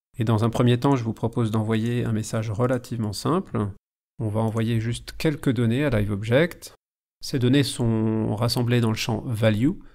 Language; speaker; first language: French; native; French